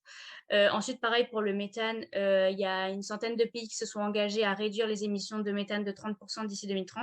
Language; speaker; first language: French; native; French